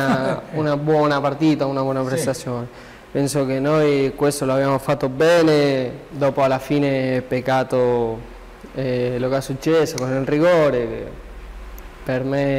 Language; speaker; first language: Italian; non-native, learner; Spanish